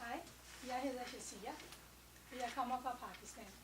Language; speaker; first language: Danish; non-native, fluent; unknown